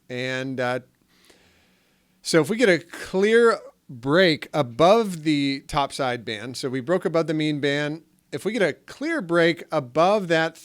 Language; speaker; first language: English; native; English